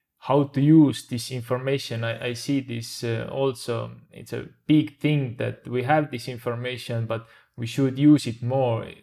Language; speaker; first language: English; non-native, fluent; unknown